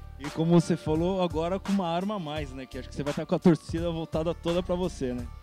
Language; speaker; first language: Portuguese; native; Portuguese